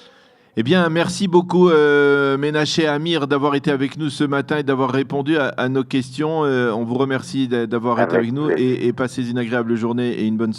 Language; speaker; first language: French; native; French